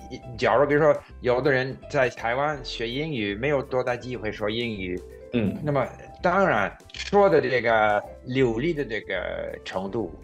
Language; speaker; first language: Chinese; non-native, fluent; English